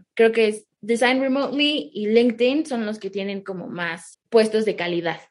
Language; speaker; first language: Spanish; early bilingual, heritage; Spanish